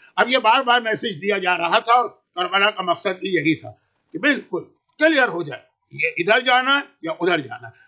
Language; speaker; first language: Urdu; native; Urdu